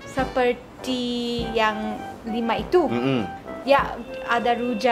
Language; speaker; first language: Indonesian; non-native, fluent; Manipuri